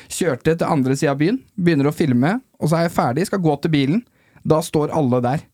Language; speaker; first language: Norwegian; native; Norwegian